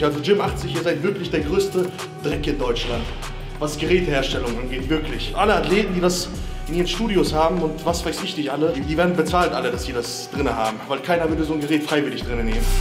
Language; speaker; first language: German; native; German